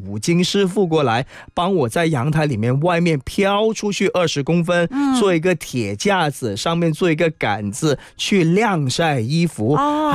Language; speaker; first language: Chinese; native; Chinese